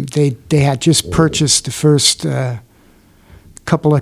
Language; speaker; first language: English; non-native, fluent; Swiss German